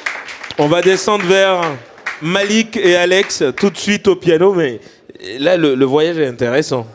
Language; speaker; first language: French; native; French